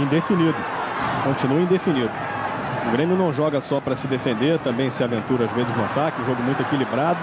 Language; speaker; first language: Portuguese; native; Portuguese